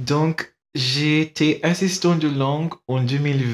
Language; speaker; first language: French; non-native, fluent; English